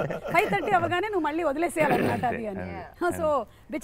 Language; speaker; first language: Telugu; native; Telugu